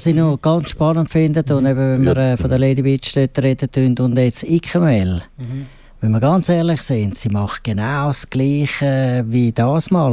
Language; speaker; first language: German; native; German